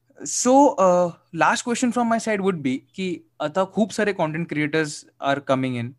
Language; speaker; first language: English; non-native, local second language; Marathi